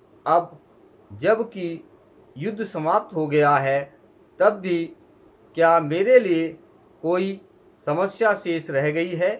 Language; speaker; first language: Hindi; native; Hindi